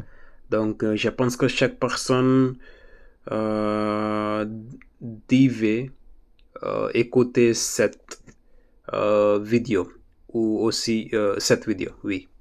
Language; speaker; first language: French; non-native, learner; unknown